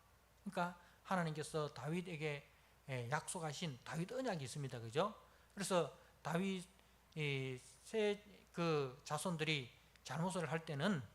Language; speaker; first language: Korean; native; Korean